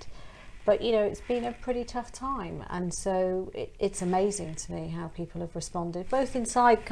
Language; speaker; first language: English; native; English